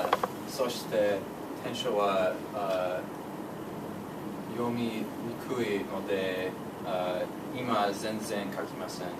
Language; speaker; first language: Japanese; non-native, learner; English